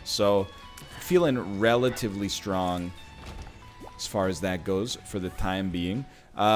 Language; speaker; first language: English; native; English